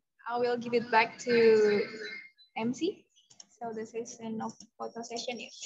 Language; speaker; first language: English; non-native, fluent; Indonesian